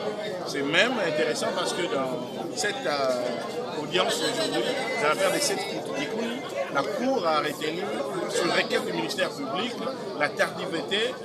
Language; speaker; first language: French; non-native, local second language; Lingala